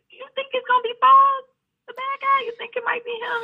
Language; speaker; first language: English; native; English